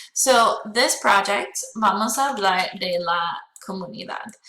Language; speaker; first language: Spanish; non-native, fluent; English